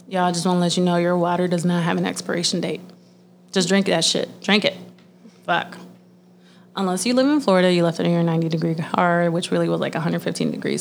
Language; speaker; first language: English; early bilingual, other home language; Spanish